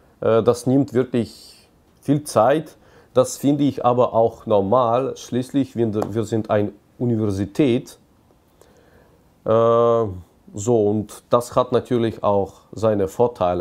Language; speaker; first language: German; non-native, fluent; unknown